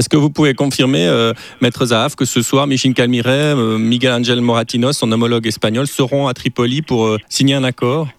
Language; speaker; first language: French; native; French